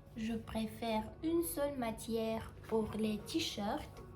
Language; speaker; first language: French; non-native, learner; Russian